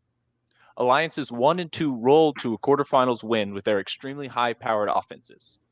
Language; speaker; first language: English; native; English